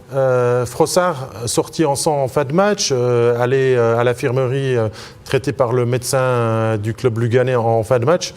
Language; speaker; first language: French; native; French